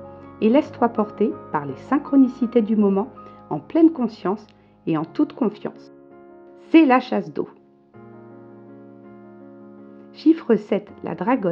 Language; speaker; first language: French; native; French